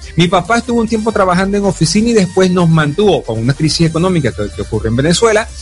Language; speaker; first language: Spanish; native; Spanish